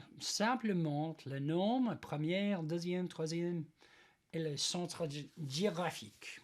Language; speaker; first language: French; non-native, learner; English